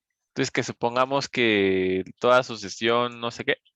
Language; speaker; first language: Spanish; native; Spanish